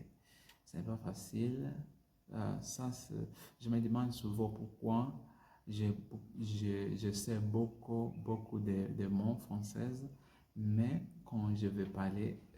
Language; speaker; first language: French; non-native, learner; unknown